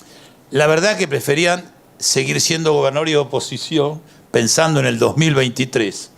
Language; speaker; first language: Spanish; native; Spanish